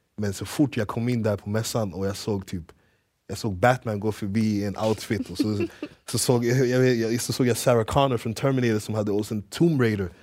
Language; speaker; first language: Swedish; early bilingual, other home language; English